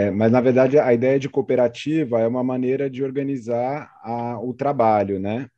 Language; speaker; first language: Portuguese; native; Portuguese